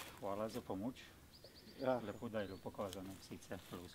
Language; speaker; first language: Slovenian; native; Slovenian